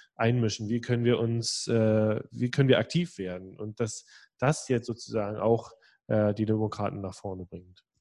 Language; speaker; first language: German; non-native, fluent; English